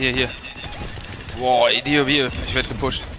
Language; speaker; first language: German; native; German